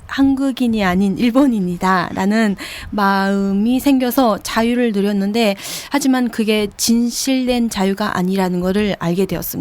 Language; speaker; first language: Korean; early bilingual, heritage; Korean